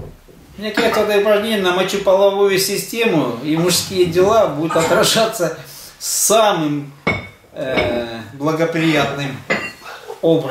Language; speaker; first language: Russian; native; Russian